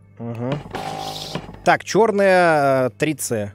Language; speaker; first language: Russian; native; Russian